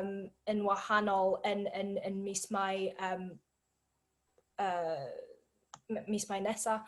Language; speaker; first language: Welsh; non-native, learner; English